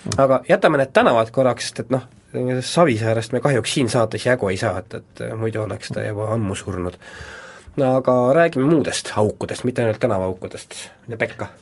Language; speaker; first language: Estonian; native; Estonian